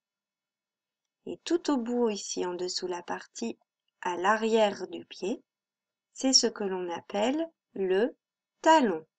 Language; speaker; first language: French; native; French